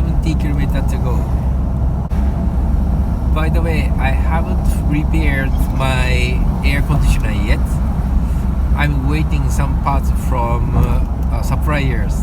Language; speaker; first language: English; non-native, learner; Japanese